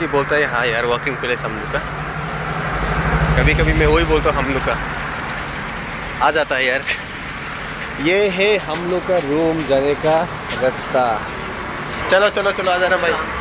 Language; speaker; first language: Hindi; non-native, local second language; Bangla